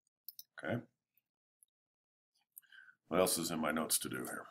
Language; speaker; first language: English; native; English